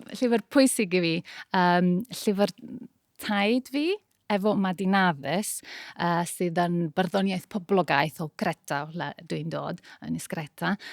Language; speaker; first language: Welsh; non-native, fluent; Greek